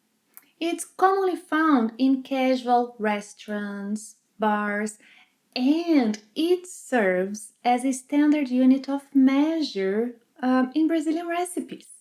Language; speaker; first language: English; non-native, fluent; Portuguese